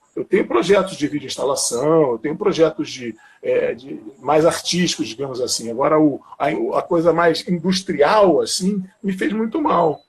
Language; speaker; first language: Portuguese; native; Portuguese